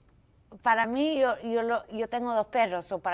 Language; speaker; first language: Spanish; early bilingual, heritage; English